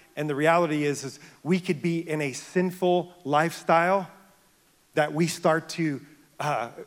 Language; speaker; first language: English; native; English